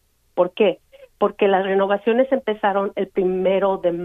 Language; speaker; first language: Spanish; native; Spanish